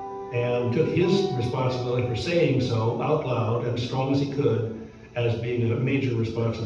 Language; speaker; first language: English; native; English